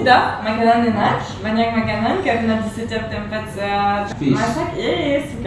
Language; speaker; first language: Indonesian; non-native, learner; French